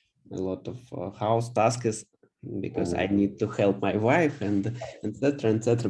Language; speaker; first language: English; non-native, learner; Russian